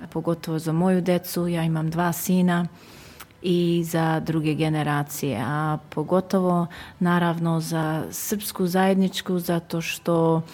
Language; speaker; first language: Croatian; early bilingual, heritage; Serbian